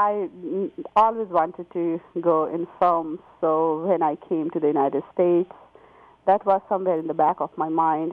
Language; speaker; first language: English; non-native, local second language; Hindi